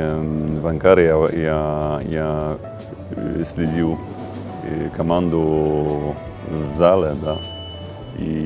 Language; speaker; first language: Russian; non-native, fluent; Polish